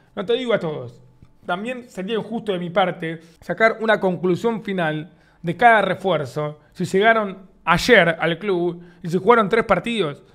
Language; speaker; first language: Spanish; native; Spanish